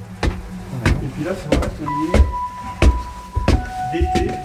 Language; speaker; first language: French; native; French